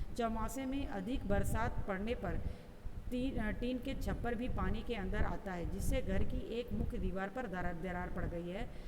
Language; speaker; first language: Hindi; non-native, local second language; Gujarati